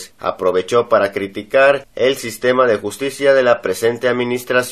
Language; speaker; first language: Spanish; native; Spanish